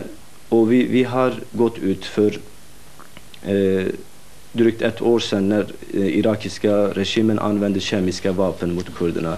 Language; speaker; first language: Swedish; non-native, fluent; Kurdish